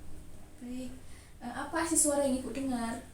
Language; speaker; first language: Indonesian; native; Indonesian